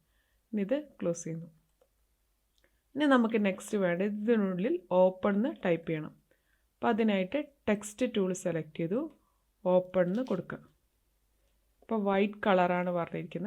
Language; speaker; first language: Malayalam; native; Malayalam